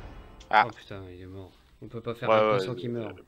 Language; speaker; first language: French; native; French